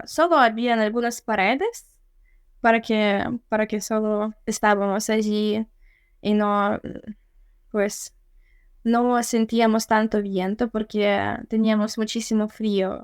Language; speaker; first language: Spanish; non-native, fluent; Ukrainian